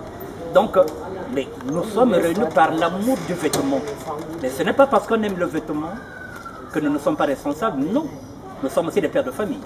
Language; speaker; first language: French; non-native, local second language; Lingala